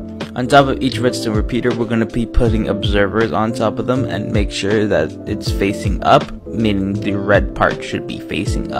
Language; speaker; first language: English; native; English